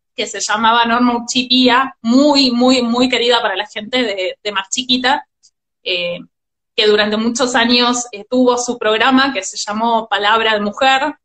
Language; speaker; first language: Spanish; native; Spanish